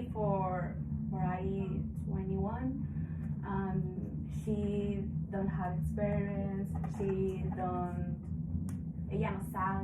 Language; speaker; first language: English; non-native, learner; Spanish